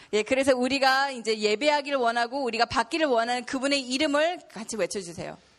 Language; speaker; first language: Korean; native; Korean